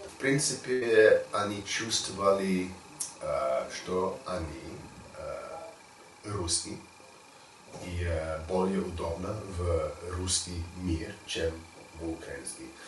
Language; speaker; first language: Russian; non-native, learner; English